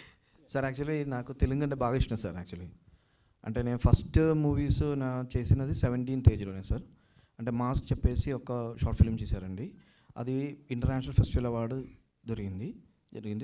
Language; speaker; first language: Telugu; non-native, local second language; Malayalam